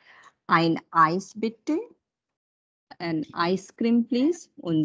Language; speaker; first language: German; non-native, fluent; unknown